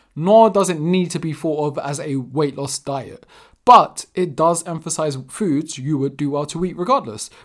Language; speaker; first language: English; native; English